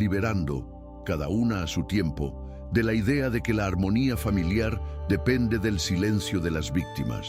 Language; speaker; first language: Spanish; native; Spanish